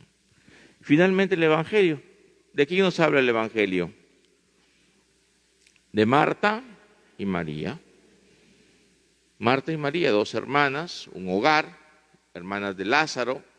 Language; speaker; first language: Spanish; native; Spanish